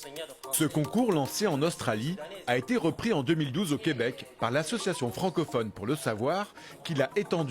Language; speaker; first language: French; native; French